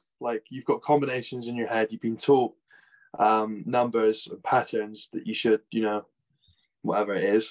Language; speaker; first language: English; native; English